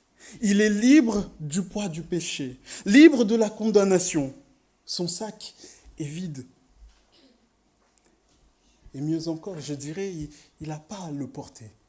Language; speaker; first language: French; native; French